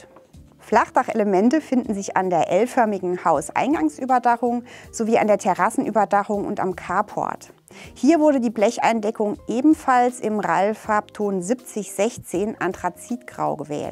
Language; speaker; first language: German; native; German